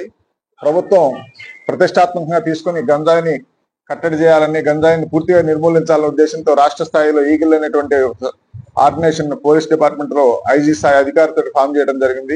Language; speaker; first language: Telugu; native; Telugu